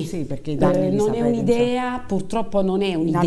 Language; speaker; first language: Italian; native; Italian